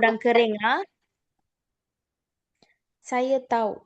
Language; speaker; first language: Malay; non-native, local second language; Tamil